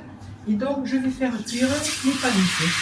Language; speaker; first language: French; native; French